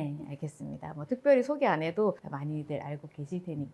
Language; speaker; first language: Korean; native; Korean